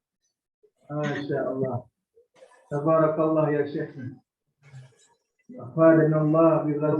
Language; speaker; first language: Arabic; non-native, fluent; Indonesian